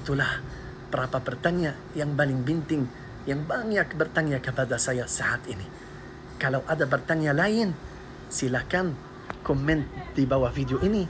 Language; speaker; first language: Indonesian; non-native, learner; Arabic